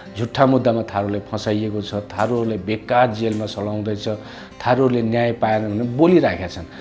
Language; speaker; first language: Nepali; non-native, local second language; Dangaura Tharu